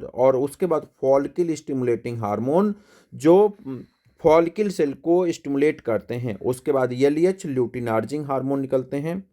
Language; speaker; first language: Hindi; native; Hindi